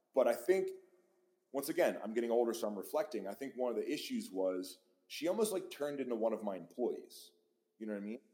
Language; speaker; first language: English; native; English